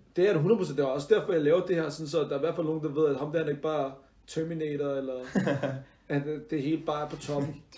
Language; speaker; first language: Danish; early bilingual, other home language; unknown